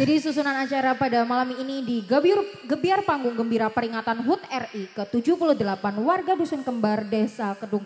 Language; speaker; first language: Indonesian; native; Indonesian